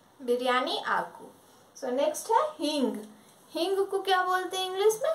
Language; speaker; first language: Hindi; non-native, local second language; Telugu